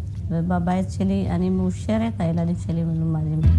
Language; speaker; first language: Hebrew; non-native, fluent; Amharic